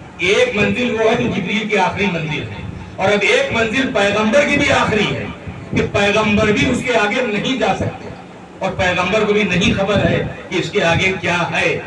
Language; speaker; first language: Urdu; native; Urdu